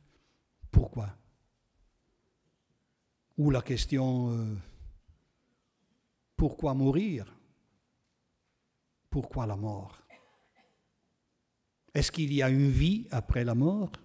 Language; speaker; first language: French; non-native, fluent; Italian